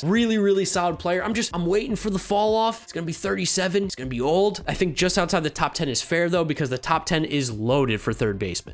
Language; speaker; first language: English; native; English